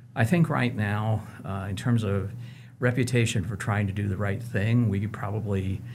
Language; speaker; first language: English; native; English